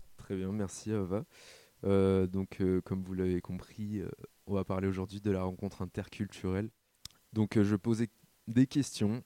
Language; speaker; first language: French; native; French